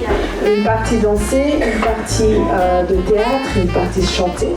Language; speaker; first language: French; native; French